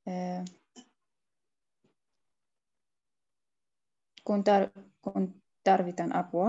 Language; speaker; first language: Finnish; non-native, learner; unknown